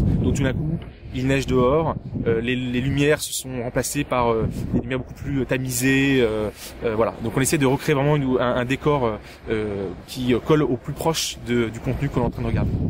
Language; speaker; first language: French; native; French